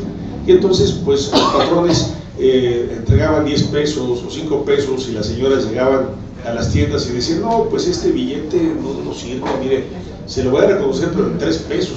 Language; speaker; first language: Spanish; native; Spanish